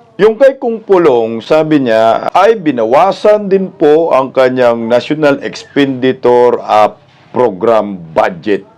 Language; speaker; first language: Filipino; native; Filipino